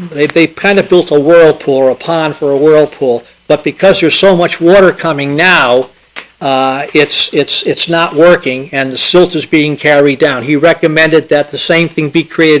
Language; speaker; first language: English; native; English